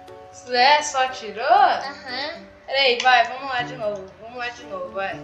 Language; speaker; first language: Portuguese; native; Portuguese